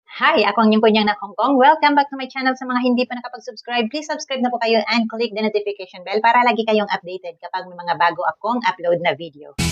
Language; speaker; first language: Filipino; native; Filipino